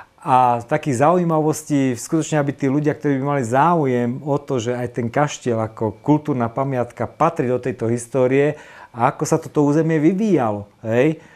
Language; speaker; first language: Slovak; native; Slovak